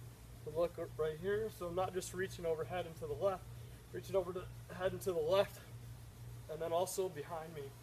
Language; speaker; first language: English; native; English